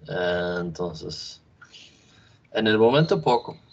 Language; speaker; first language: Spanish; non-native, learner; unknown